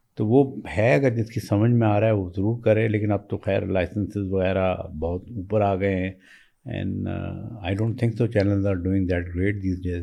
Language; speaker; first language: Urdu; native; Urdu